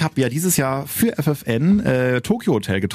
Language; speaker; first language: German; native; German